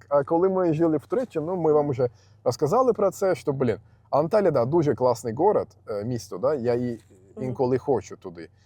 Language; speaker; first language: Ukrainian; non-native, fluent; Turkish